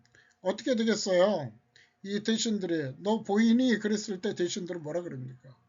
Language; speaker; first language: Korean; native; Korean